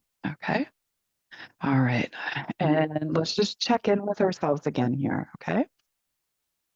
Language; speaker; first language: English; native; English